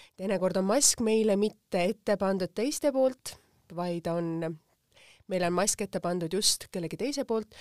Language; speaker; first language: Estonian; native; Estonian